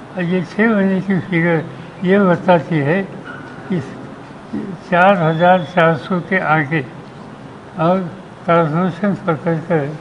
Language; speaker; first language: Hindi; non-native, local second language; Marathi